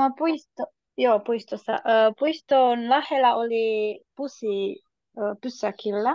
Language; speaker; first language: Finnish; non-native, learner; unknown